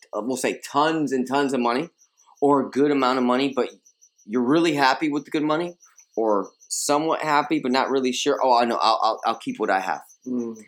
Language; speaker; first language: English; early bilingual, other home language; Spanish